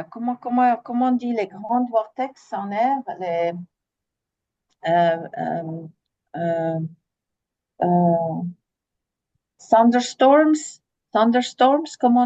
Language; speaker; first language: French; non-native, fluent; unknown